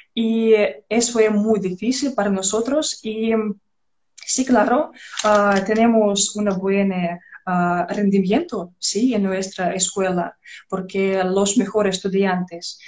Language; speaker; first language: Spanish; non-native, learner; Russian